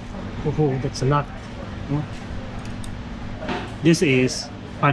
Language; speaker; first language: English; non-native, local second language; Filipino